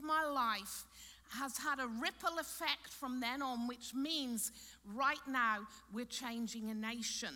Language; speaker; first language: English; native; English